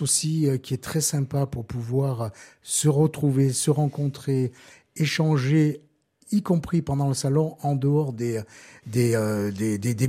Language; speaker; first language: French; native; French